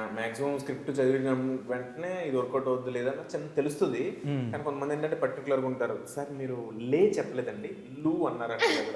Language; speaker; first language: Telugu; native; Telugu